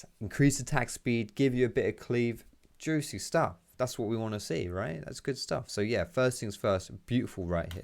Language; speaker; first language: English; native; English